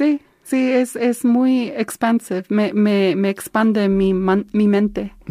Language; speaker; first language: Spanish; early bilingual, heritage; Spanish